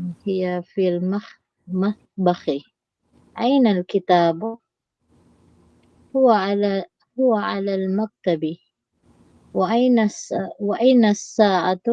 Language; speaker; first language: Arabic; non-native, learner; Filipino